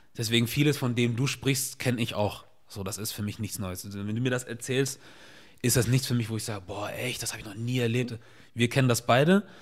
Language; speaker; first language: German; early bilingual, other home language; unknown